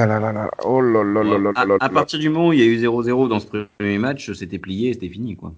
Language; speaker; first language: French; native; French